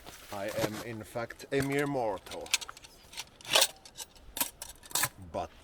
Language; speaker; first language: English; non-native, fluent; Finnish